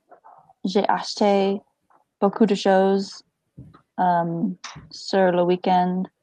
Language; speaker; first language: French; non-native, learner; English